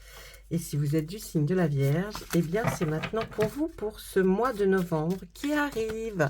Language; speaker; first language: French; native; French